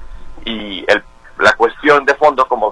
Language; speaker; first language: Spanish; native; Spanish